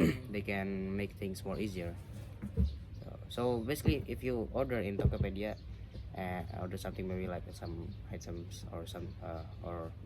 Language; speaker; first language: English; non-native, fluent; Indonesian